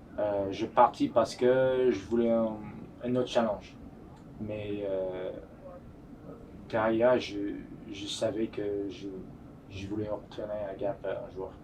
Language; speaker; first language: French; non-native, fluent; English